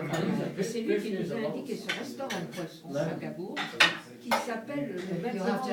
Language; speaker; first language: French; native; French